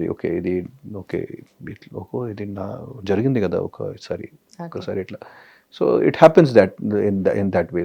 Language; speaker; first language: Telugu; non-native, fluent; Hindi